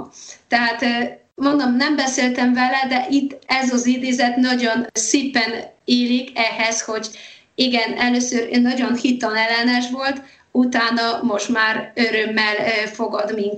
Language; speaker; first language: Hungarian; non-native, fluent; Polish